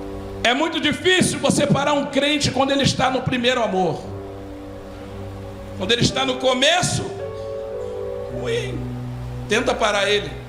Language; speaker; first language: Portuguese; native; Portuguese